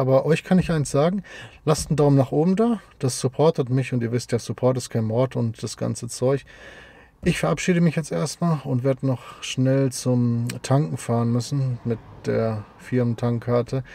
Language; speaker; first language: German; native; German